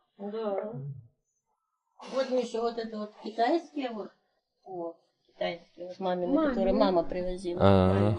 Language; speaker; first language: Russian; native; Russian